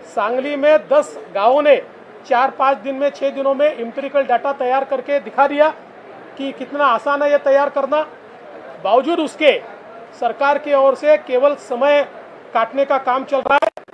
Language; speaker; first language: Hindi; non-native, local second language; Marathi